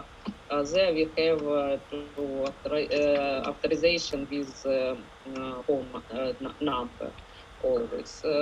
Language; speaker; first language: English; non-native, learner; Ukrainian